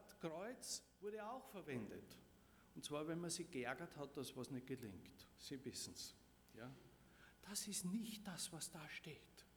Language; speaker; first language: German; native; German